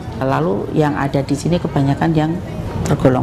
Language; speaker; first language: Indonesian; native; Indonesian